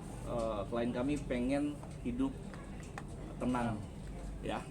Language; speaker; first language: Indonesian; native; Indonesian